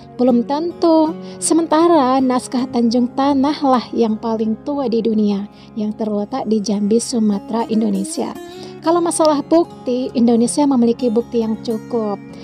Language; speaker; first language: Indonesian; native; Indonesian